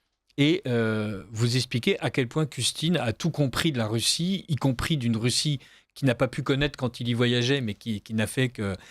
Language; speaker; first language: French; native; French